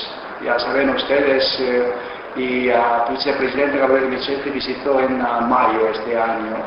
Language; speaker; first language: Spanish; non-native, fluent; Korean